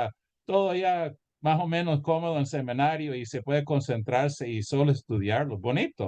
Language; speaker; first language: Spanish; early bilingual, heritage; Spanish